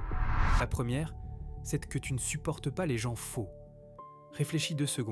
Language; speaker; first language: French; native; French